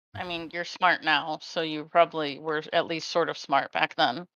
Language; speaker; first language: English; native; English